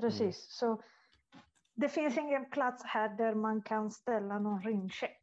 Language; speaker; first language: Swedish; non-native, fluent; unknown